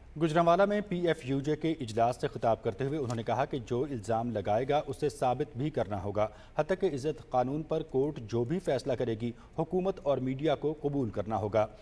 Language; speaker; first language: Urdu; native; Urdu